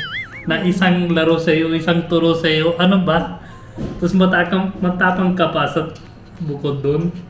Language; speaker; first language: Filipino; non-native, learner; Hindi